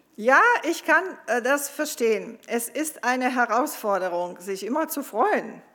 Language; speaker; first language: German; non-native, fluent; Croatian